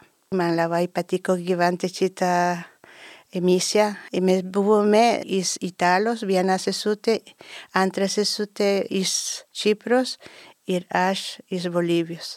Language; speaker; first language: Lithuanian; non-native, learner; Spanish